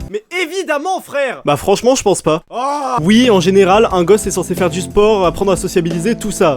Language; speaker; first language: French; native; French